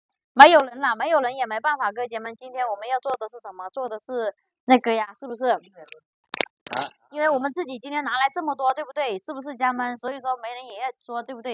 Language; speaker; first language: Chinese; native; Chinese